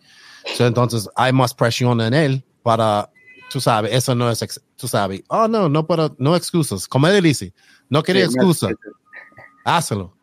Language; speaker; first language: Spanish; non-native, learner; English